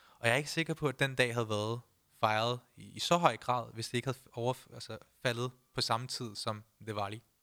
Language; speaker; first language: Danish; early bilingual, other home language; Punjabi